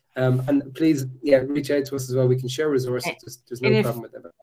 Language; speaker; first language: English; native; English